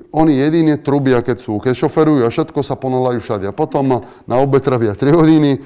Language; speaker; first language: Slovak; non-native, fluent; Italian